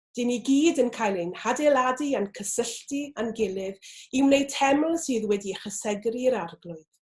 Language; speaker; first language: Welsh; native; Welsh